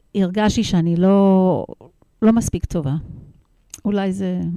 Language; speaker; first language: Hebrew; non-native, fluent; English